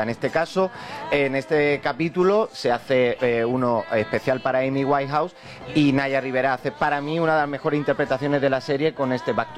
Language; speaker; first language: Spanish; native; Spanish